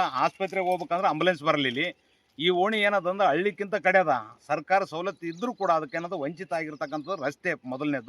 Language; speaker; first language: Kannada; native; Kannada